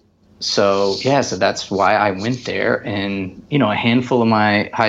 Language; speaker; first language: English; native; English